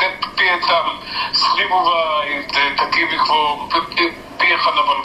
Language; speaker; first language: Bulgarian; early bilingual, heritage; Bulgarian